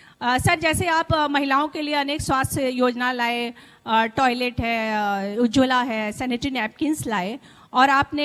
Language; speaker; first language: Hindi; native; Hindi